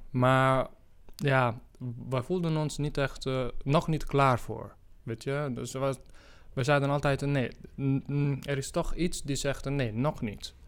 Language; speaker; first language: Dutch; non-native, fluent; Italian